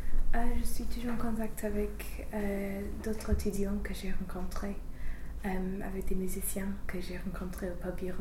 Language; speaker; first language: French; non-native, fluent; English